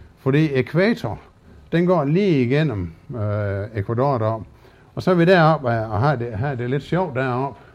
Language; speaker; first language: Danish; native; Danish